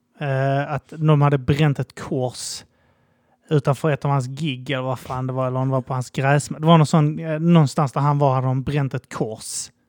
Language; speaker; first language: Swedish; native; Swedish